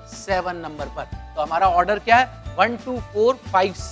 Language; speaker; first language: Hindi; native; Hindi